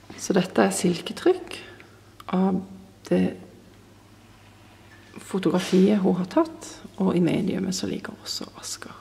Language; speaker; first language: Norwegian; non-native, fluent; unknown